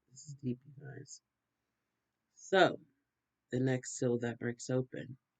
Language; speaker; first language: English; native; English